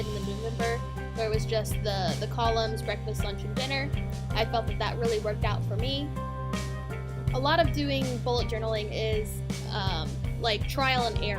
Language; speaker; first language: English; native; English